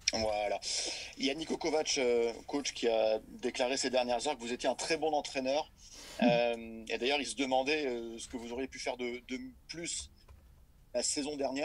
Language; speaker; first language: French; native; French